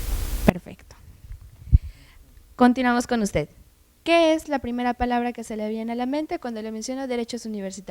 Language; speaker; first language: Spanish; native; Spanish